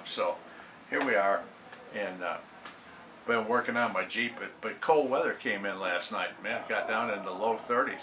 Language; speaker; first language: English; native; English